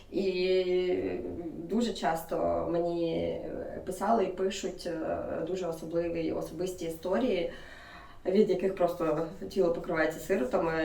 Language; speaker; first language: Ukrainian; non-native, local second language; Russian